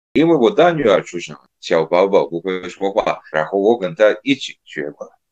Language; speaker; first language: Chinese; non-native, learner; Serbian